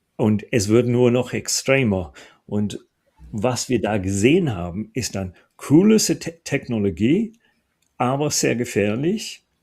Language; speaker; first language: German; non-native, fluent; English